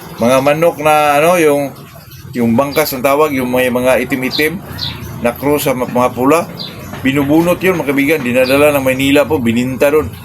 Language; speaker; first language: Filipino; non-native, local second language; Cebuano